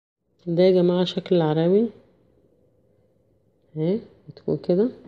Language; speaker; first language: Arabic; native; Arabic